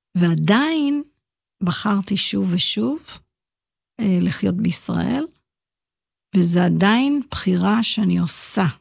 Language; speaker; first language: Hebrew; early bilingual, heritage; Hebrew